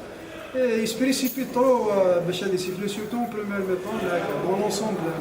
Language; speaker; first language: French; non-native, local second language; Arabic